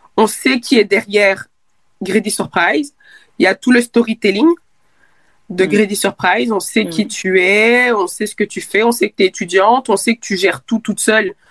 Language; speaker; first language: French; early bilingual, other home language; Lingala